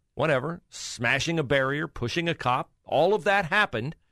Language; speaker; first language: English; native; English